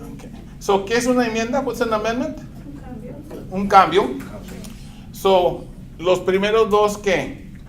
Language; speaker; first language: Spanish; non-native, fluent; English